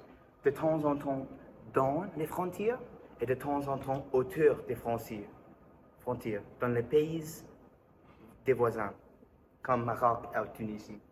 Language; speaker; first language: French; non-native, learner; English